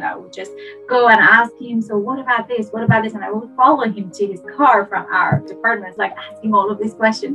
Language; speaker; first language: English; non-native, fluent; Persian